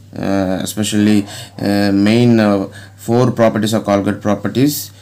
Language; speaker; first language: English; non-native, local second language; Telugu